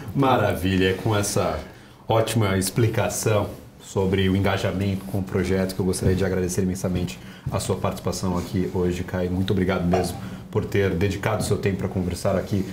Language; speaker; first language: Portuguese; native; Portuguese